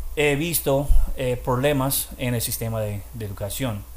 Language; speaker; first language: Spanish; non-native, fluent; English